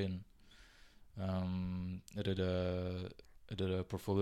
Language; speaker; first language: English; native; English